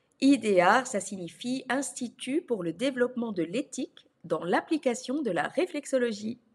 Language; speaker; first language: French; native; French